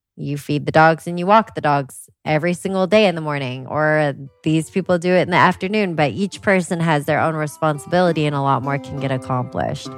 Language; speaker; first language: English; native; English